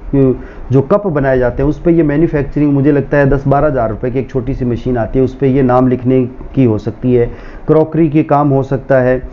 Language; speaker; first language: Hindi; non-native, local second language; Rajasthani